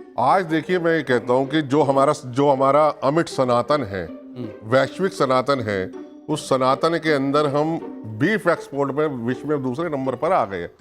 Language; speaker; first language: Hindi; native; Hindi